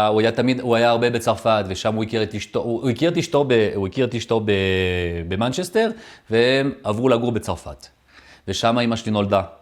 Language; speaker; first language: Hebrew; early bilingual, other home language; French